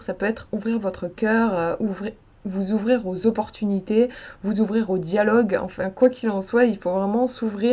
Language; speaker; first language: French; native; French